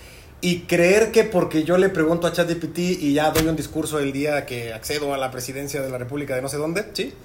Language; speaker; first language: Spanish; native; Spanish